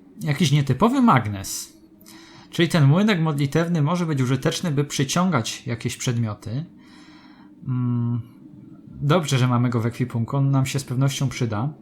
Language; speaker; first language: Polish; native; Polish